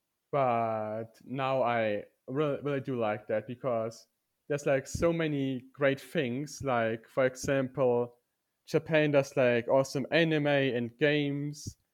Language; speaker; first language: English; non-native, fluent; German